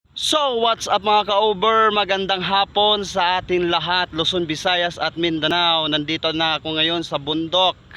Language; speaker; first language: Filipino; native; Filipino